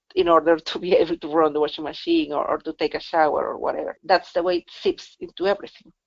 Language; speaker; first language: English; non-native, fluent; Spanish